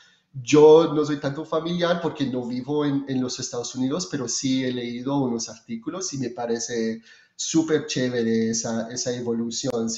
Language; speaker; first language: Spanish; non-native, fluent; French